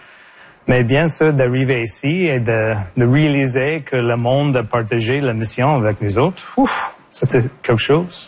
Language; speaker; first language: French; non-native, local second language; English